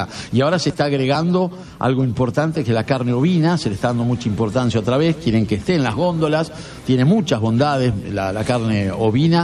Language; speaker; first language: Spanish; native; Spanish